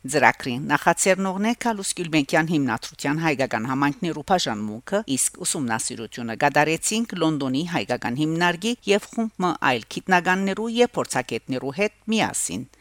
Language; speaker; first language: Armenian; early bilingual, heritage; Armenian